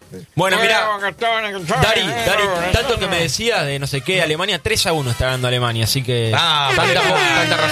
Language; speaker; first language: Spanish; native; Spanish